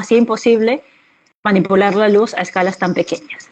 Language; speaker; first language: Spanish; native; Spanish